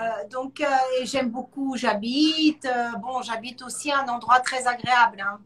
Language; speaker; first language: French; native; French